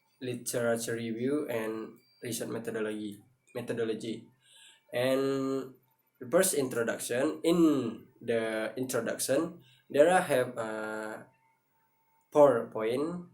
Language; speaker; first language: English; non-native, learner; Indonesian